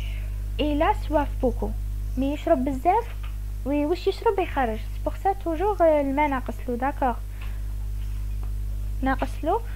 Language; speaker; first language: French; non-native, local second language; Arabic